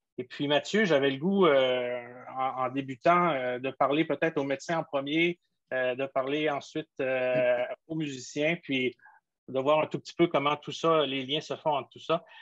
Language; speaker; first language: French; native; French